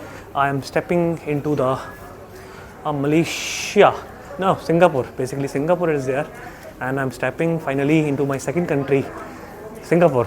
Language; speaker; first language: English; non-native, local second language; Hindi